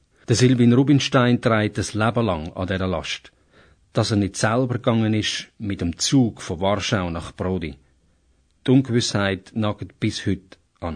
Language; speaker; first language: German; native; German